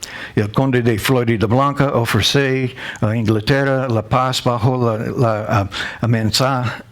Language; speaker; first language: Spanish; non-native, learner; English